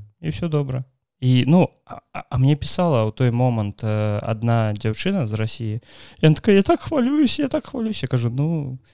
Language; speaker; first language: Belarusian; non-native, local second language; Russian